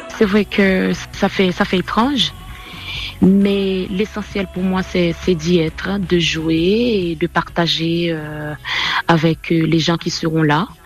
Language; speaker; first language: French; non-native, local second language; Haitian Creole